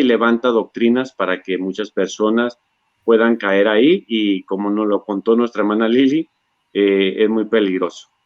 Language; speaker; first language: Spanish; native; Spanish